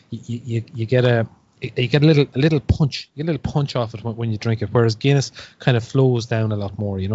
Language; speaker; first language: English; native; English